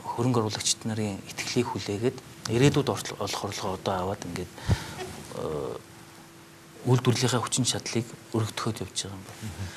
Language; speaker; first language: Mongolian; native; Mongolian